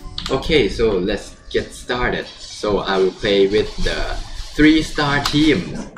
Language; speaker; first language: English; non-native, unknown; Thai